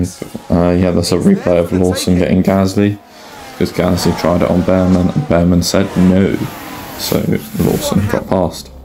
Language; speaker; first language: English; native; English